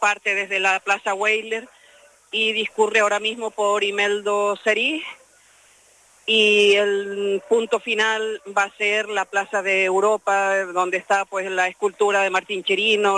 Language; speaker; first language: Spanish; native; Spanish